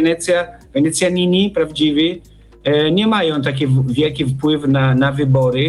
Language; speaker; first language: Polish; non-native, learner; Italian